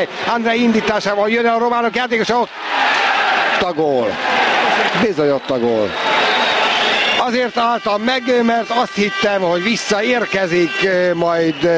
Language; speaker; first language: Hungarian; native; Hungarian